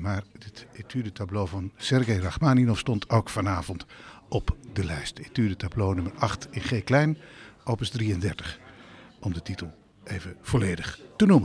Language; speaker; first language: Dutch; native; Dutch